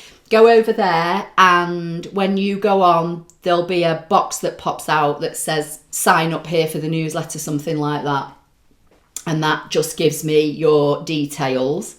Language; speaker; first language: English; native; English